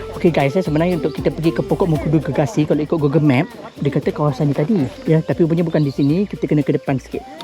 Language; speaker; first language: Malay; native; Malay